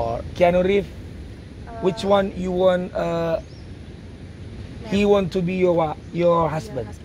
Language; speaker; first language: English; non-native, learner; Indonesian